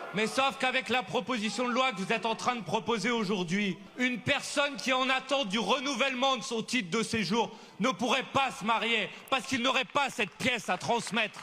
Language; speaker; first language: French; native; French